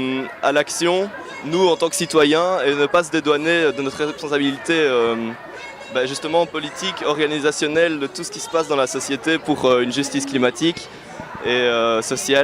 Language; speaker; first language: French; native; French